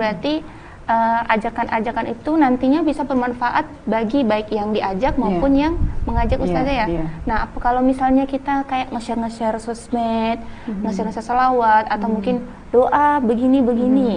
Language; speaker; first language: Indonesian; native; Indonesian